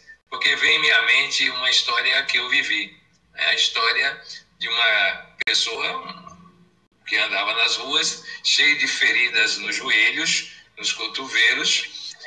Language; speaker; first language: Portuguese; native; Portuguese